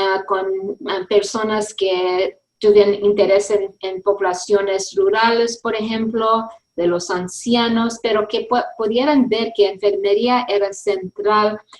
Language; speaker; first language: Spanish; early bilingual, heritage; English